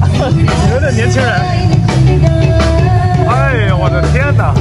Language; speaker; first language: Chinese; native; Chinese